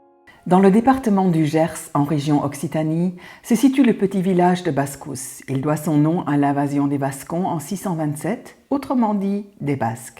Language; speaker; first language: French; native; French